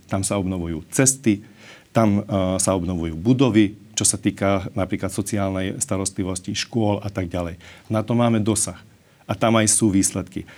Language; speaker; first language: Slovak; non-native, local second language; Hungarian